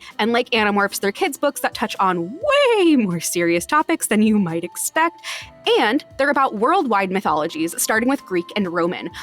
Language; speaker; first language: English; native; English